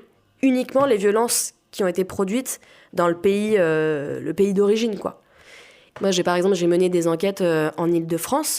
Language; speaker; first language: French; native; French